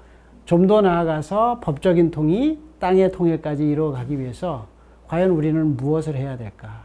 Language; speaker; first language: Korean; native; Korean